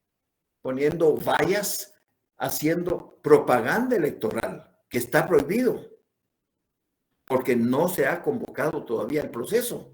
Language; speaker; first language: Spanish; native; Spanish